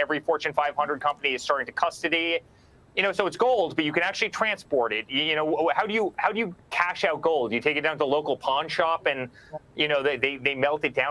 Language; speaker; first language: English; native; English